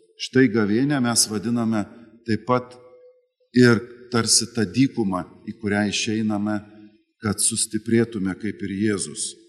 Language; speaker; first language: Lithuanian; native; Lithuanian